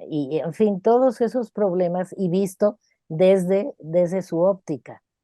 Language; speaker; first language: Spanish; native; Spanish